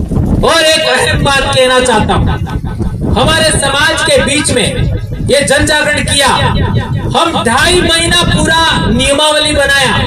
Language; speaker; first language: Hindi; non-native, local second language; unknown